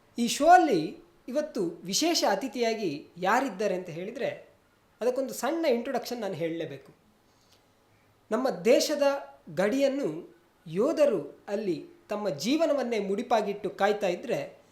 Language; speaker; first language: Kannada; native; Kannada